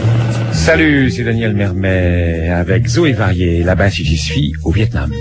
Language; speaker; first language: French; native; French